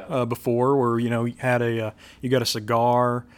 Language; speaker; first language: English; native; English